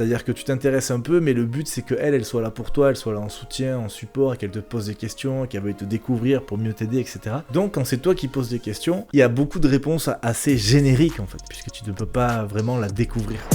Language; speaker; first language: French; native; French